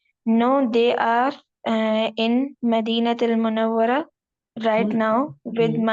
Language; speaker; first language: English; non-native, learner; Hindi